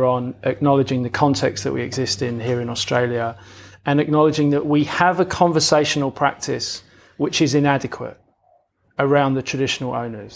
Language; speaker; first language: English; native; English